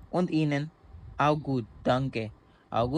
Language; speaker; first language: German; non-native, learner; Hindi